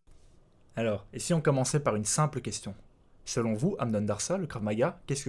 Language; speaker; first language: French; native; French